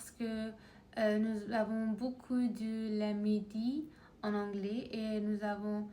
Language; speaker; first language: French; non-native, learner; Persian